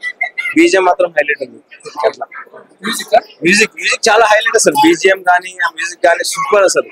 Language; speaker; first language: Telugu; native; Telugu